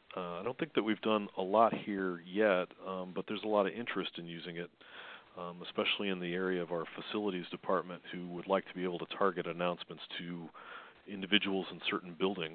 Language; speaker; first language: English; native; English